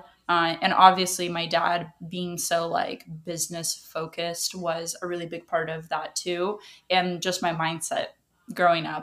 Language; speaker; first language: English; early bilingual, other home language; Russian